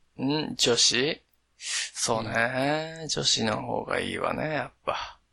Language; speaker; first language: Japanese; native; Japanese